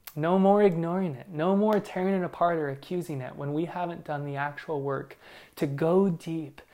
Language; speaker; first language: English; native; English